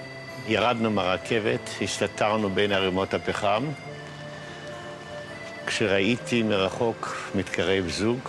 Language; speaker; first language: Hebrew; non-native, fluent; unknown